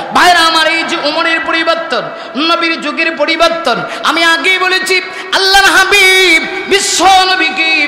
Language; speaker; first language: Bangla; non-native, local second language; Sylheti